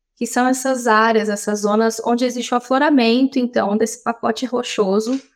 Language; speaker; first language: Portuguese; native; Portuguese